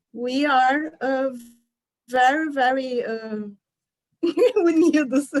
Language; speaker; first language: English; non-native, learner; Portuguese